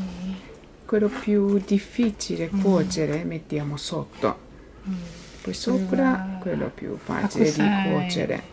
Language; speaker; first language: Italian; non-native, learner; Japanese